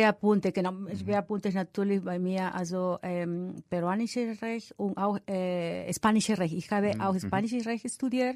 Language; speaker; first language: German; non-native, fluent; Spanish